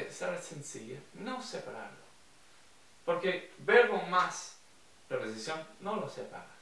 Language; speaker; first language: Spanish; non-native, fluent; English